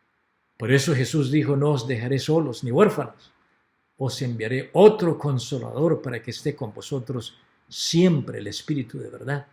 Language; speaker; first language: Spanish; native; Spanish